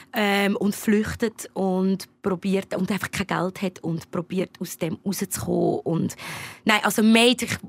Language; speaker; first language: German; native; German